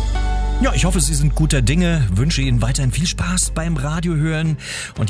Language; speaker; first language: German; native; German